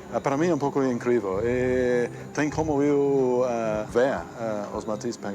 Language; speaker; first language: Portuguese; non-native, learner; English